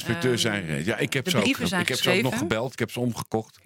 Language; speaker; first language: Dutch; native; Dutch